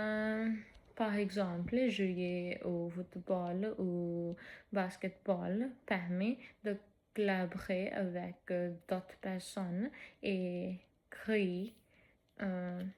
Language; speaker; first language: French; non-native, fluent; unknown